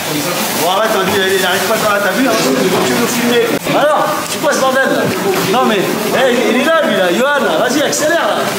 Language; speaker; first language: French; native; French